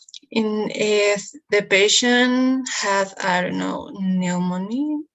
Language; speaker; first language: English; non-native, learner; Spanish